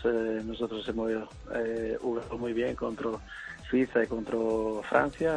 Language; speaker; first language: Spanish; non-native, fluent; Italian